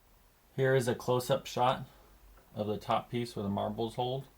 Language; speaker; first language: English; native; English